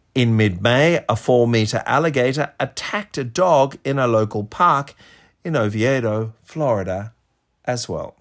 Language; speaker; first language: English; native; English